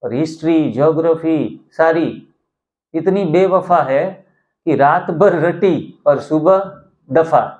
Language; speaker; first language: Hindi; non-native, local second language; Gujarati